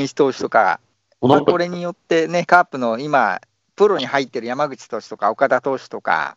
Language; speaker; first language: Japanese; native; Japanese